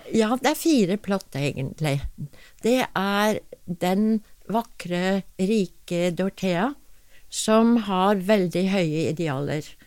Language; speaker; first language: Norwegian; non-native, fluent; English